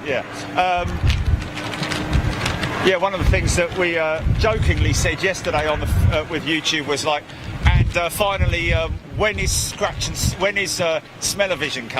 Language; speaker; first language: English; native; English